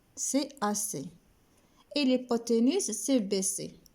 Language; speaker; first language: French; non-native, local second language; Arabic